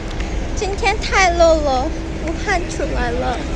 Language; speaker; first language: Chinese; non-native, learner; Japanese